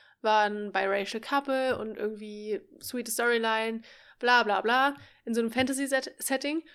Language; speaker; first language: German; native; German